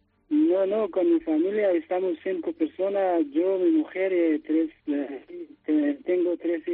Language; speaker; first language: Spanish; non-native, fluent; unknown